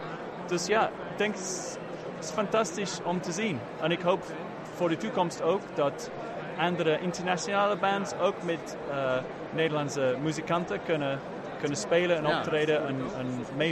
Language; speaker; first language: Dutch; non-native, fluent; English